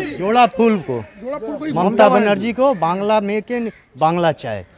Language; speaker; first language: Hindi; native; Hindi